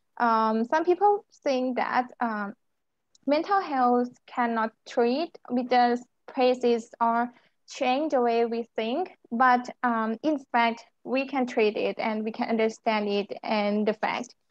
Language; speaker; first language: English; non-native, learner; Thai